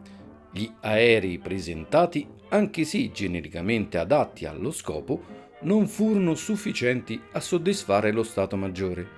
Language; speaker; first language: Italian; native; Italian